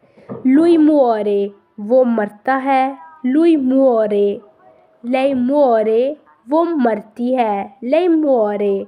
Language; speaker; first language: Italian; non-native, fluent; Urdu